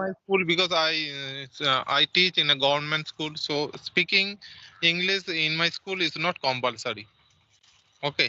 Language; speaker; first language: English; non-native, local second language; Santali